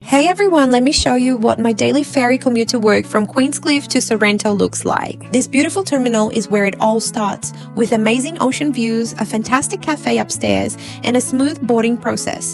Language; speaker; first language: English; native; English